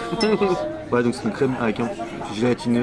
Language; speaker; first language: French; native; French